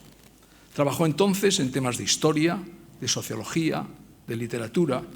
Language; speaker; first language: Spanish; native; Spanish